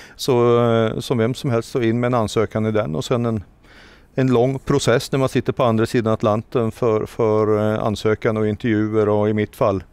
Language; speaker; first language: Swedish; native; Swedish